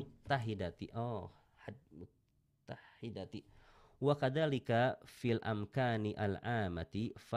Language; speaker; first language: Arabic; non-native, learner; Indonesian